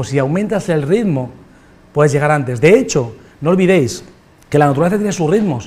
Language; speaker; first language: Spanish; native; Spanish